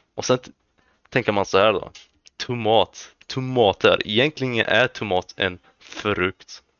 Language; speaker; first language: Swedish; early bilingual, other home language; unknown